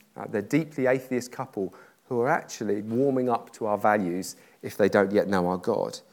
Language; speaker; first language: English; native; English